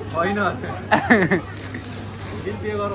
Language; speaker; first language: English; non-native, local second language; Nepali